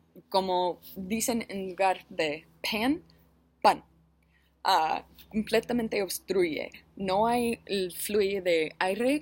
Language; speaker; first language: Spanish; non-native, learner; English